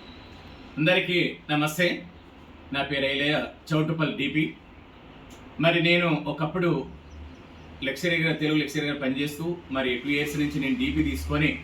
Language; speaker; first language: Telugu; native; Telugu